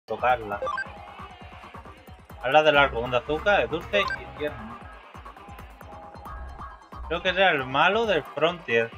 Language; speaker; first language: Spanish; native; Spanish